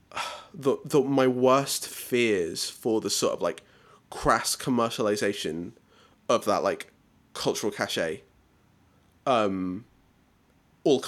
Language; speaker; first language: English; native; English